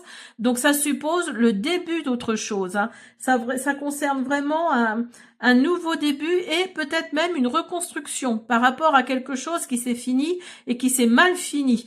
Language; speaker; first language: French; native; French